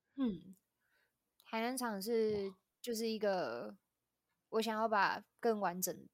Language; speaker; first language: Chinese; native; Chinese